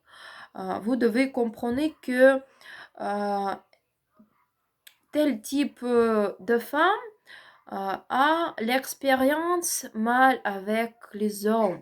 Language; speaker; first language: French; non-native, learner; Ukrainian